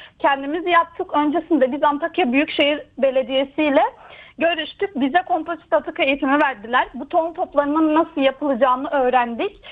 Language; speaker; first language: Turkish; native; Turkish